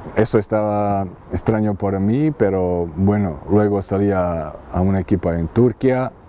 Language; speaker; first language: Spanish; non-native, learner; Serbian